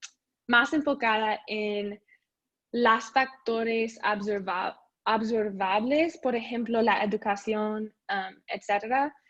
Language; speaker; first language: Spanish; non-native, learner; English